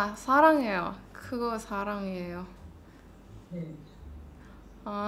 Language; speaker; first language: Korean; non-native, learner; Indonesian